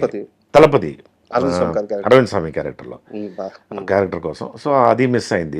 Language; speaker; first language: Telugu; non-native, fluent; Tamil